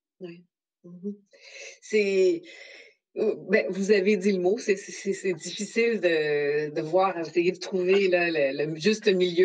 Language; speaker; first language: French; native; French